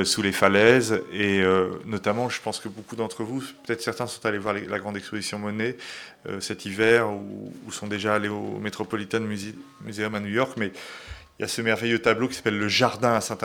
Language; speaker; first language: French; native; French